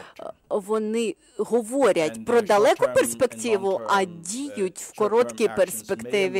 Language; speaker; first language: Ukrainian; non-native, fluent; English